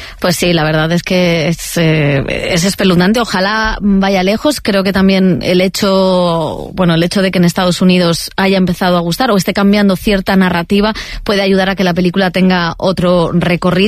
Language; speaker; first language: Spanish; native; Spanish